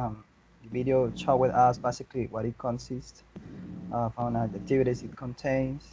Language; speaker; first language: English; non-native, learner; Spanish